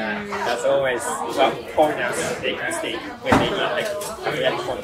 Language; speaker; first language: English; non-native, learner; Japanese